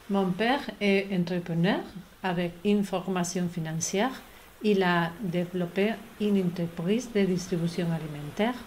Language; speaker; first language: French; non-native, fluent; Spanish